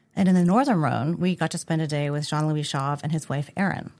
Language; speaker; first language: English; native; English